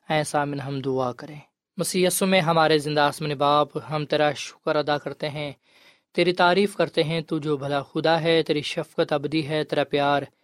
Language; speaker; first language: Urdu; non-native, local second language; Punjabi